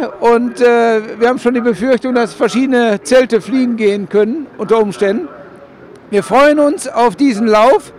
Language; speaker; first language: German; native; German